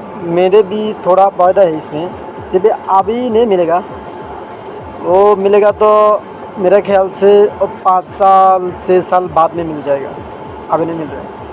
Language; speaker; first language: Hindi; non-native, learner; Bangla